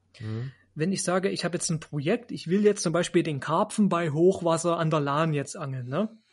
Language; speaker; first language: German; native; German